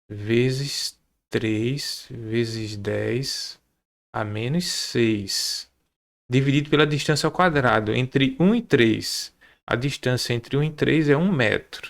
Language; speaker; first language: Portuguese; native; Portuguese